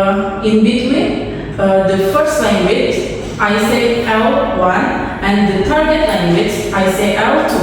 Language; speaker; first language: English; non-native, learner; Indonesian